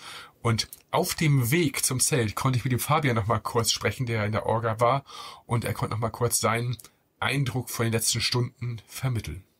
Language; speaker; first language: German; native; German